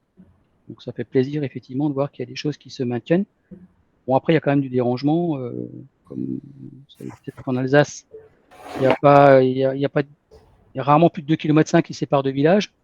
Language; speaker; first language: French; native; French